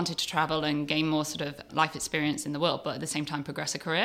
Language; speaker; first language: English; native; English